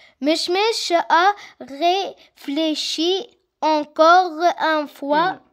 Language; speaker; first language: French; non-native, learner; Arabic